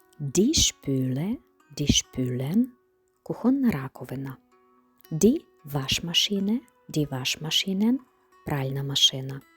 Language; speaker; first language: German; non-native, fluent; Ukrainian